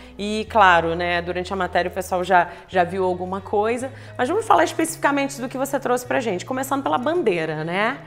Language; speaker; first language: Portuguese; native; Portuguese